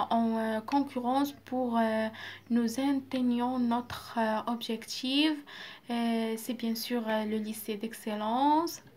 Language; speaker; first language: French; non-native, local second language; Arabic